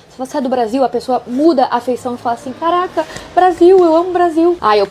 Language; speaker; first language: Portuguese; native; Portuguese